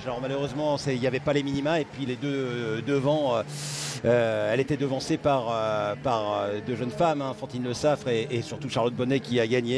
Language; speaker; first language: French; native; French